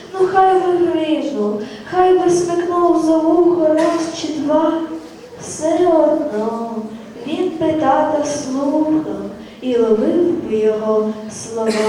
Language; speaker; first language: Ukrainian; native; Ukrainian